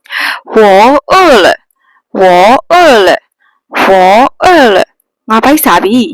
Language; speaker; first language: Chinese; non-native, fluent; Burmese